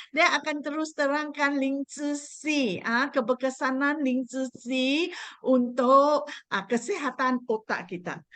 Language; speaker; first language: Malay; non-native, local second language; Chinese